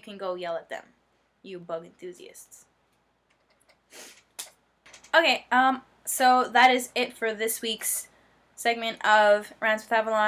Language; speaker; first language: English; native; English